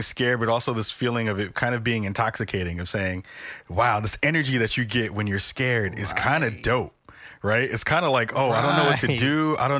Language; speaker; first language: English; native; English